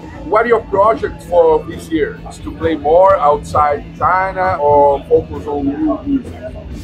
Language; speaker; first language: English; non-native, learner; Portuguese